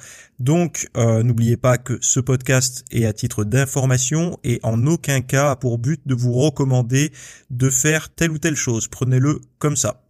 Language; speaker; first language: French; native; French